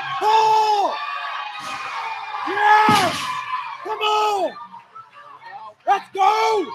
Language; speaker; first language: English; native; English